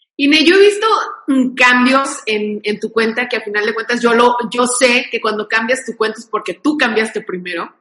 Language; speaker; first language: Spanish; native; Spanish